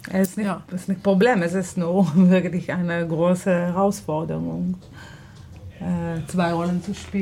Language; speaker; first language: German; non-native, fluent; Hebrew